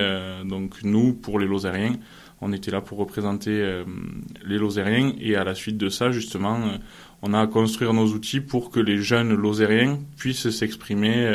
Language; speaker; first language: French; native; French